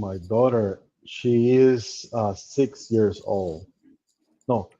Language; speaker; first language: English; non-native, fluent; Spanish